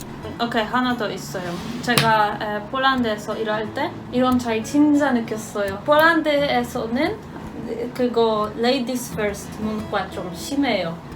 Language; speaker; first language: Korean; non-native, fluent; Polish